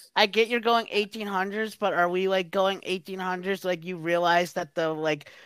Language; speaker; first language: English; native; English